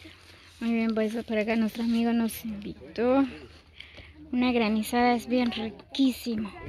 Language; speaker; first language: Spanish; native; Spanish